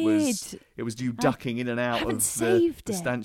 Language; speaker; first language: English; native; English